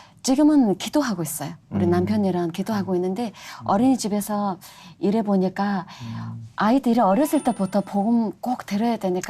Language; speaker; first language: Korean; non-native, fluent; Mongolian